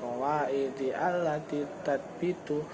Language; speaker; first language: Arabic; non-native, learner; Indonesian